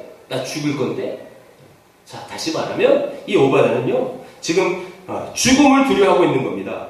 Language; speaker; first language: Korean; native; Korean